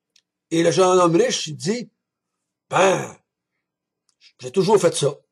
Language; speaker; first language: French; native; French